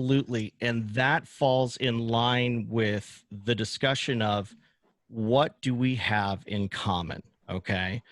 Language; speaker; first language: English; native; English